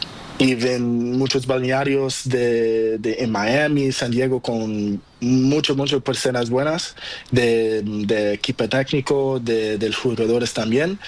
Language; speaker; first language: Spanish; non-native, learner; Portuguese